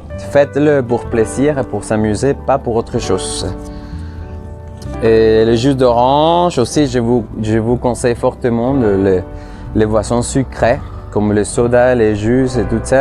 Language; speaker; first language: French; non-native, fluent; Spanish